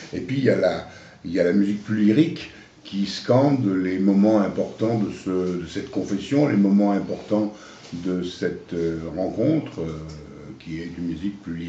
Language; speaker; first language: French; native; French